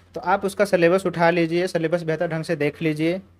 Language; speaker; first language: Hindi; native; Hindi